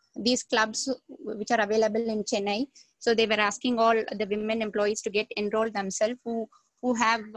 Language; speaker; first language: English; non-native, local second language; Tamil